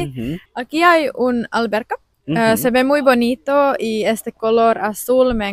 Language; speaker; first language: Spanish; non-native, learner; Finnish